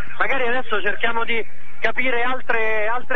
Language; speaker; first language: Italian; native; Italian